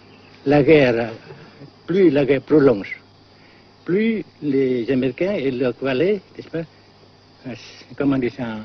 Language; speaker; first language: French; non-native, local second language; Vietnamese